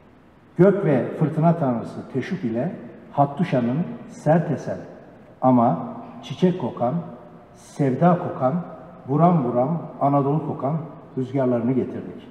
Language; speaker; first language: Turkish; native; Turkish